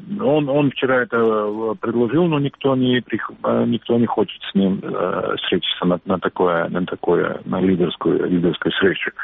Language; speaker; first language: Russian; non-native, learner; Macedonian